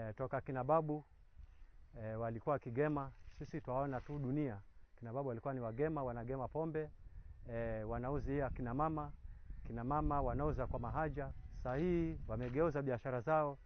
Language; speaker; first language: Swahili; non-native, local second language; Giryama